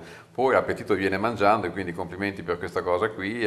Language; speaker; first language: Italian; native; Italian